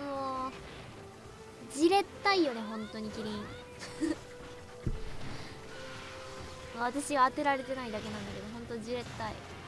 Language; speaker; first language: Japanese; native; Japanese